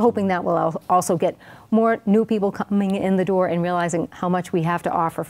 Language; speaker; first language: English; native; English